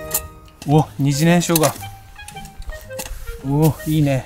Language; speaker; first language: Japanese; native; Japanese